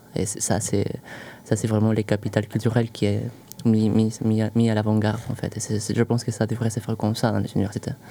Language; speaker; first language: French; non-native, fluent; Spanish